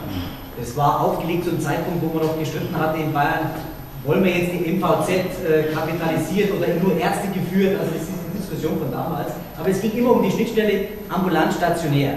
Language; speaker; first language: German; native; German